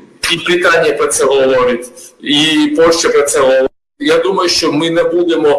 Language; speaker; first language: Ukrainian; non-native, fluent; Georgian